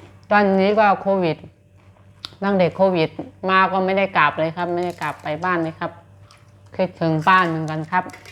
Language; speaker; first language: Thai; non-native, fluent; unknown